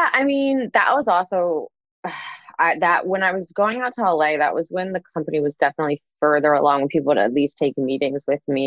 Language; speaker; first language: English; native; English